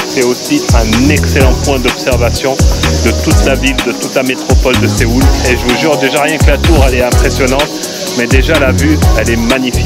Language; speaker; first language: French; native; French